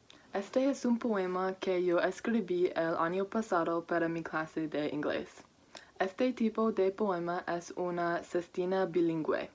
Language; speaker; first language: Spanish; non-native, learner; English